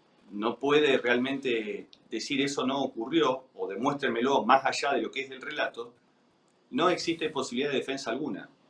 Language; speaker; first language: Spanish; native; Spanish